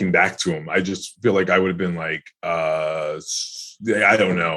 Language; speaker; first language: English; native; English